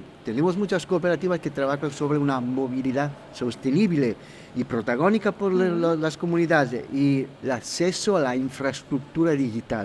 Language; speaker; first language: Spanish; non-native, fluent; Italian